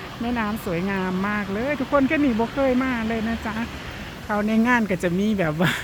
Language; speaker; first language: Thai; non-native, local second language; Northeastern Thai